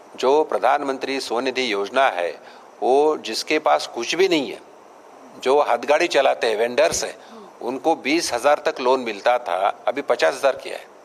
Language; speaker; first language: Hindi; non-native, local second language; Marathi